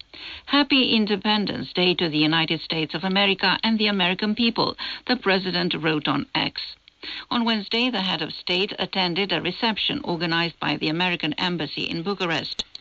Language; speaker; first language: English; non-native, fluent; Romanian